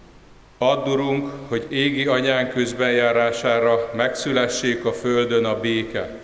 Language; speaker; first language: Hungarian; native; Hungarian